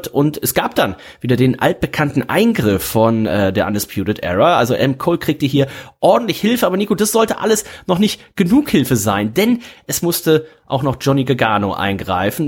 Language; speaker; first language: German; native; German